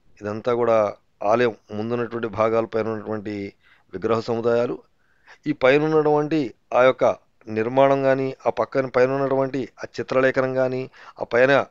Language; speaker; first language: Telugu; native; Telugu